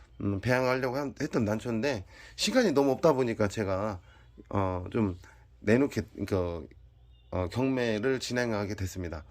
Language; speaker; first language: Korean; native; Korean